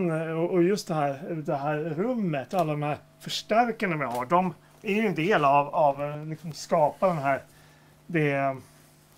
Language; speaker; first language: Swedish; native; Swedish